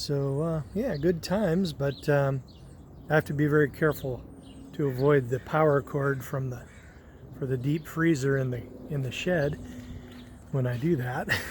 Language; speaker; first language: English; native; English